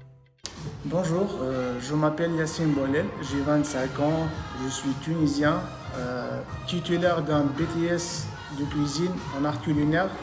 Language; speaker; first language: French; non-native, local second language; Arabic